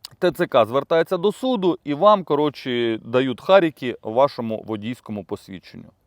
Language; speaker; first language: Ukrainian; non-native, local second language; Russian